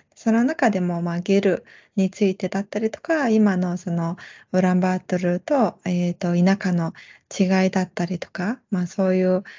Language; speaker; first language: Japanese; non-native, fluent; Mongolian